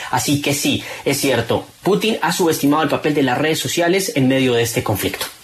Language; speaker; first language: Spanish; native; Spanish